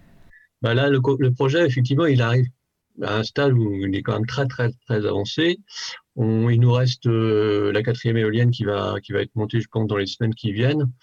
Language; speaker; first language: French; native; French